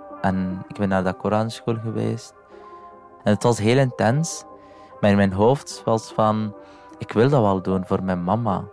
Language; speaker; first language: Dutch; non-native, fluent; Arabic